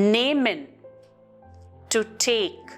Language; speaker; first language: German; non-native, fluent; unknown